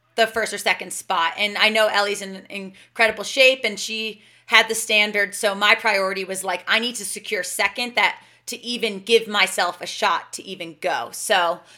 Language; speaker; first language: English; native; English